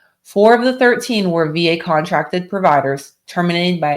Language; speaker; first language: English; native; English